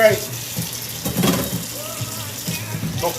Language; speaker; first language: English; native; English